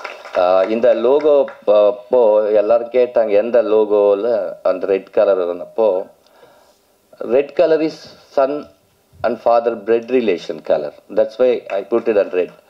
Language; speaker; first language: Tamil; non-native, learner; Telugu